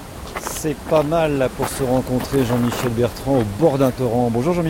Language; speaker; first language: French; native; French